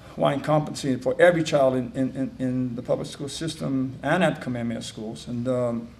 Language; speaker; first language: English; native; English